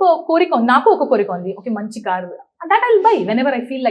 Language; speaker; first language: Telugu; non-native, learner; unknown